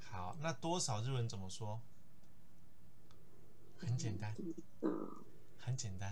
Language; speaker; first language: Chinese; native; Chinese